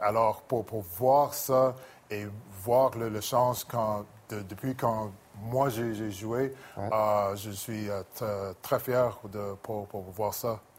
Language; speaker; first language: French; non-native, local second language; English